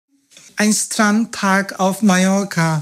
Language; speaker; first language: German; non-native, fluent; Turkish